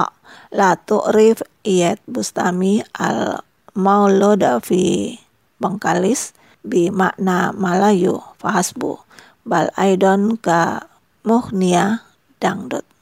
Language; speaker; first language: Arabic; non-native, fluent; Indonesian